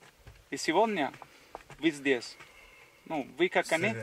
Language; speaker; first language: Russian; non-native, learner; English